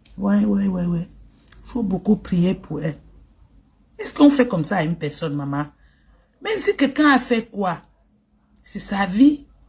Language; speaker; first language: French; native; French